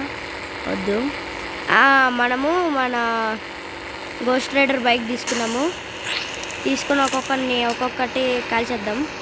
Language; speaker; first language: Telugu; native; Telugu